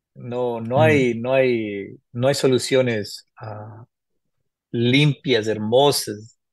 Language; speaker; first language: Spanish; native; Spanish